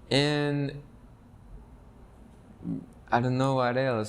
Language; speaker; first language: English; non-native, fluent; Spanish